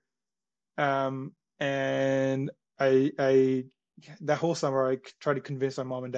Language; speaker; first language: English; non-native, local second language; Punjabi